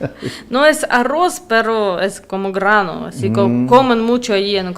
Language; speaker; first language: Spanish; non-native, learner; Russian